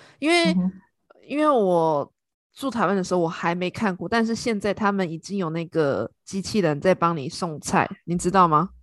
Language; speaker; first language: Chinese; native; Chinese